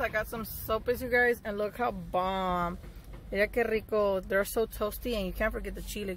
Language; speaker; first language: English; early bilingual, other home language; Spanish